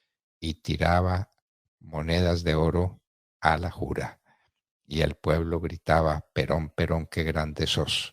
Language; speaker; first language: Spanish; native; Spanish